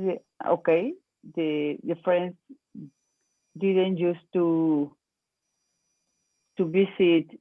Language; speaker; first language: English; non-native, learner; Spanish